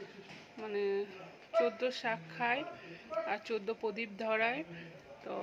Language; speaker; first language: Hindi; non-native, local second language; Bangla